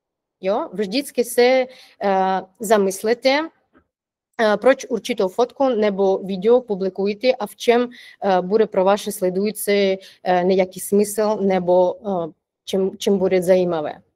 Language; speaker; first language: Czech; non-native, fluent; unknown